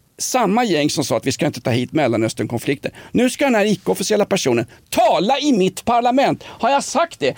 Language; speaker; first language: Swedish; native; Swedish